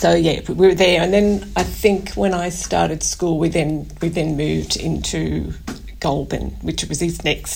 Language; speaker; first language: English; native; English